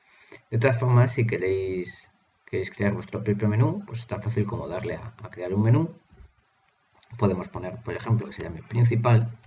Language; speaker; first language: Spanish; native; Spanish